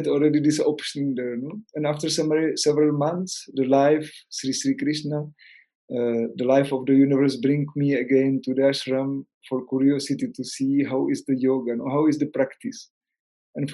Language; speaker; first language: English; non-native, learner; Czech